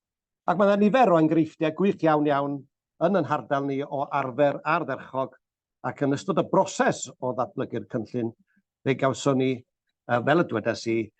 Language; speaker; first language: Welsh; native; Welsh